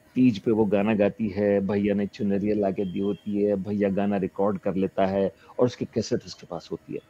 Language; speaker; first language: Hindi; native; Hindi